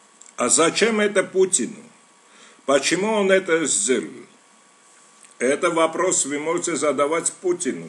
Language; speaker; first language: Russian; non-native, local second language; Armenian